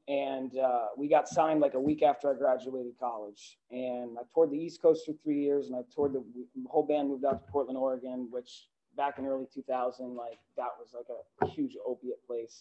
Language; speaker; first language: English; native; English